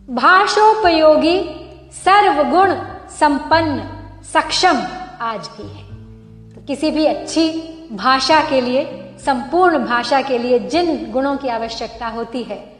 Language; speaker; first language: Hindi; native; Hindi